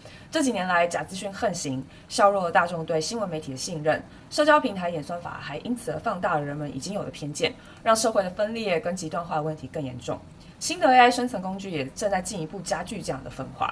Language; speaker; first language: Chinese; native; Chinese